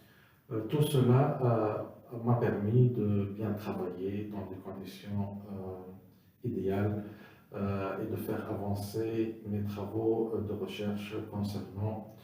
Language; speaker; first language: French; non-native, local second language; Arabic